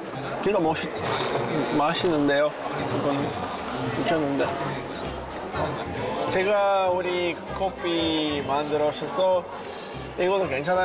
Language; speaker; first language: Korean; non-native, learner; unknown